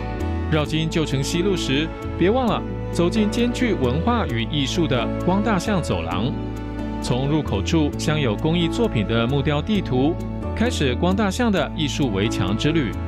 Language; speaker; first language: Chinese; native; Chinese